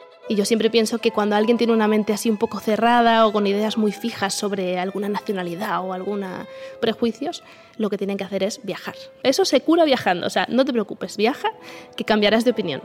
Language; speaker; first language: Spanish; native; Spanish